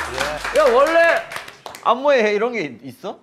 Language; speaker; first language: Korean; native; Korean